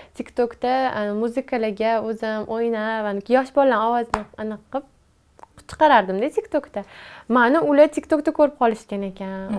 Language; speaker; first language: Uzbek; non-native, local second language; Tajik